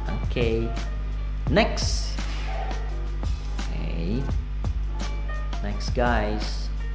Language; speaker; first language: English; non-native, fluent; Indonesian